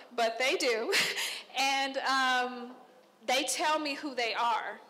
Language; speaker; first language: English; native; English